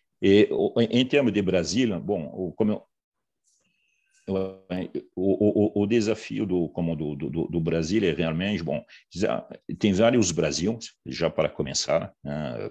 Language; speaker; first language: Portuguese; non-native, fluent; French